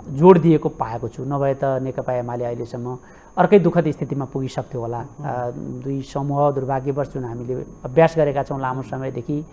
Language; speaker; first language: Nepali; native; Nepali